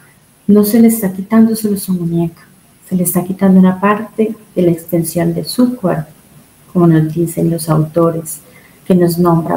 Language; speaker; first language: Spanish; native; Spanish